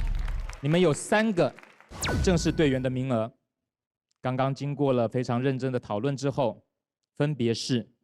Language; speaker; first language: Chinese; native; Chinese